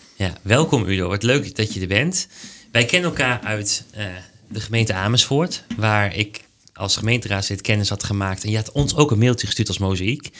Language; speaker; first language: Dutch; native; Dutch